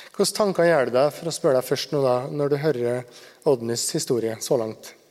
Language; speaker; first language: Norwegian; native; Norwegian